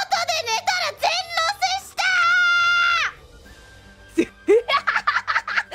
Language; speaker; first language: Japanese; non-native, learner; English